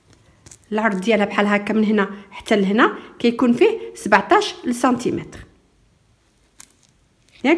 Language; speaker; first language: Arabic; native; Arabic